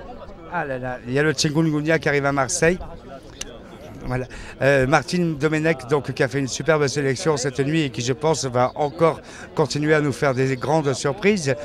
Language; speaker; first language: French; native; French